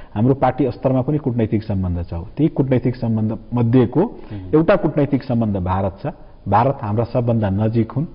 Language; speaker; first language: Nepali; non-native, local second language; Maithili